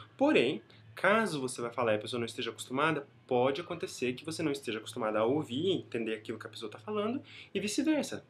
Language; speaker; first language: Portuguese; native; Portuguese